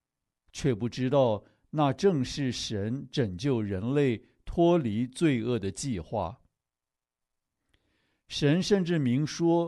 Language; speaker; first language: Chinese; native; Chinese